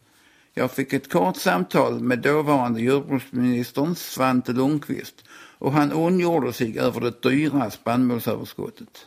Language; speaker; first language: Swedish; native; Swedish